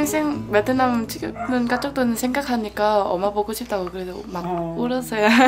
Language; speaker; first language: Korean; non-native, learner; Vietnamese